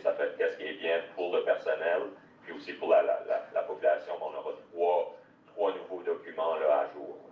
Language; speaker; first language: French; native; French